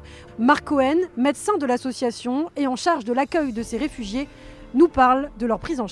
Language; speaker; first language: French; native; French